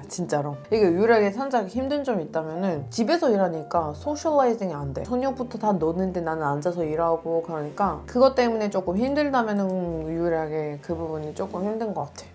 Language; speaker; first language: Korean; non-native, fluent; Georgian